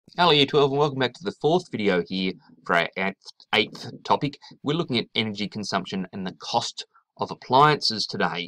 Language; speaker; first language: English; native; English